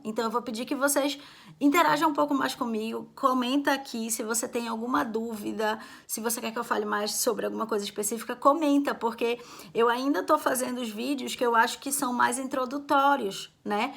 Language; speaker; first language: Portuguese; native; Portuguese